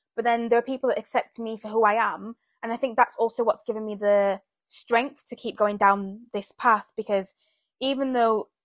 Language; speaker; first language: English; early bilingual, other home language; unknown